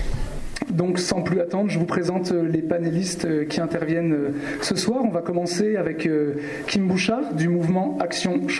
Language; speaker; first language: French; native; French